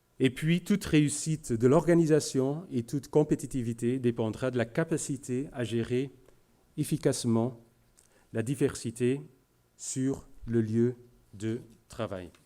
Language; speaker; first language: French; non-native, local second language; Dutch